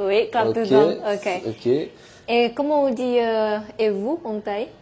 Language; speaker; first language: French; non-native, learner; Thai